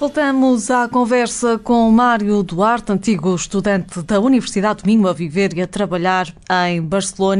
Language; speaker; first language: Portuguese; native; Portuguese